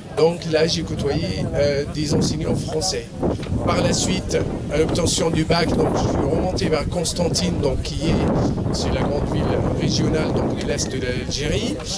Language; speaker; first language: French; non-native, local second language; Arabic